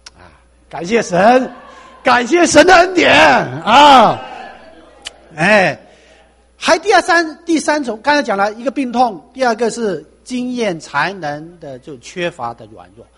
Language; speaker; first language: Chinese; non-native, local second language; Cantonese